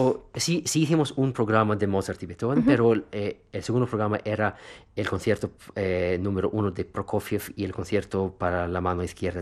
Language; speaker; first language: Spanish; non-native, fluent; Russian